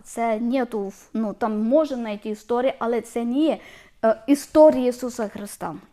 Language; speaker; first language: Ukrainian; non-native, learner; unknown